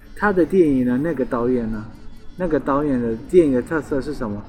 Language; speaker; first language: Chinese; non-native, fluent; Arabic